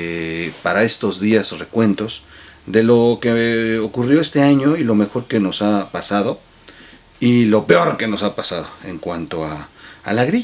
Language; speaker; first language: Spanish; native; Spanish